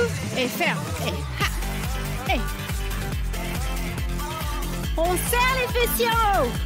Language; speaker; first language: French; native; French